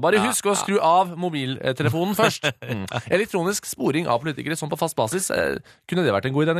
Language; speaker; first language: Norwegian; native; Norwegian